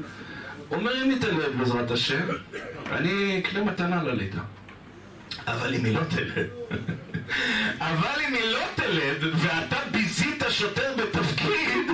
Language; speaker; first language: Hebrew; native; Hebrew